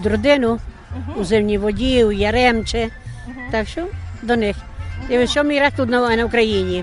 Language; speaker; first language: Ukrainian; early bilingual, heritage; Ukrainian